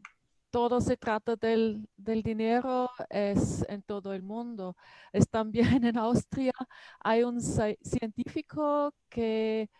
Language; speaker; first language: Spanish; non-native, learner; German